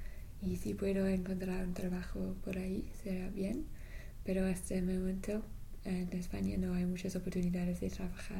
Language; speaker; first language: Spanish; non-native, learner; English